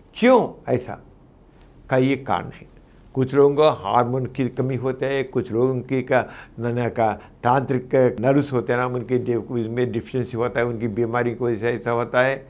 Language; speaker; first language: Hindi; non-native, local second language; Telugu